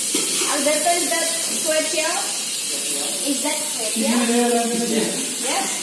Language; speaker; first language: English; non-native, learner; Indonesian